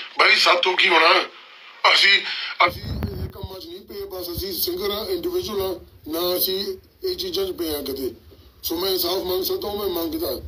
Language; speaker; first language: Punjabi; early bilingual, heritage; Punjabi